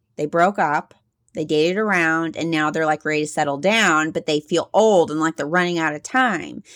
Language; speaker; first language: English; native; English